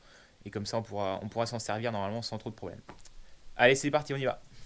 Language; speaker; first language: French; native; French